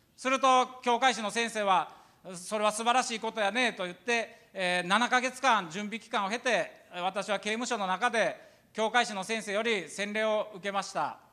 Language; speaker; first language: Japanese; native; Japanese